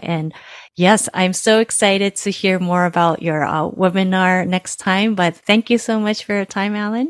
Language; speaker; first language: English; non-native, fluent; Japanese